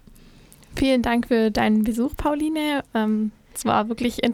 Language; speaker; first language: German; native; German